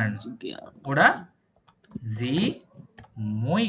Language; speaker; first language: German; non-native, fluent; Bangla